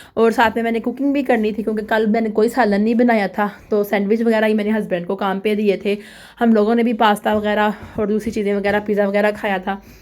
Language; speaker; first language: Urdu; non-native, local second language; Punjabi